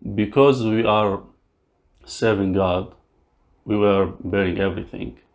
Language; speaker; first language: English; non-native, learner; Arabic